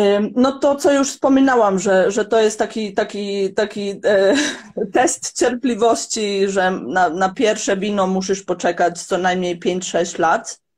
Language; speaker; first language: Polish; non-native, fluent; Croatian